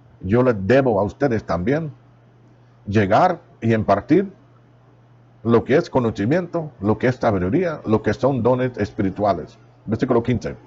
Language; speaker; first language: Spanish; non-native, fluent; English